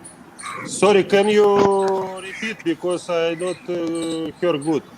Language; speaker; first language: English; non-native, learner; Russian